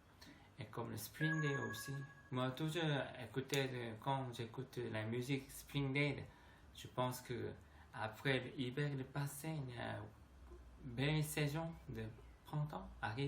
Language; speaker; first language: French; non-native, learner; Korean